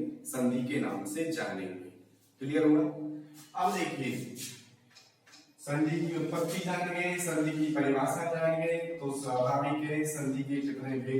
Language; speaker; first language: Hindi; native; Hindi